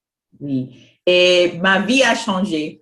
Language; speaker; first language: French; non-native, fluent; Spanish